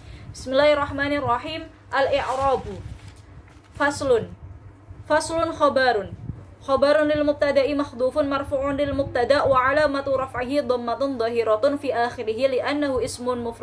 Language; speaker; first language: Arabic; non-native, learner; Javanese